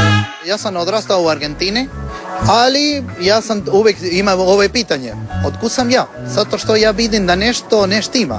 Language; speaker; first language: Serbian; non-native, learner; Spanish